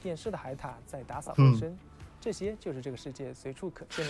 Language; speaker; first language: Chinese; native; Chinese